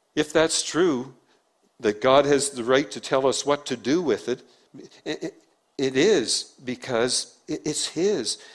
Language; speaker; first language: English; native; English